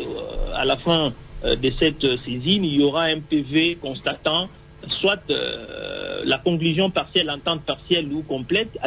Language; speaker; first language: French; non-native, local second language; Swahili